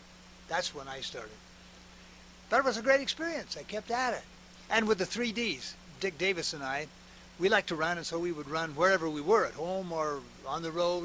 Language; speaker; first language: English; native; English